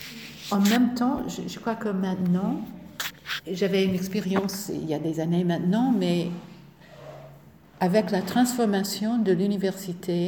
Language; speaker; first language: French; non-native, fluent; English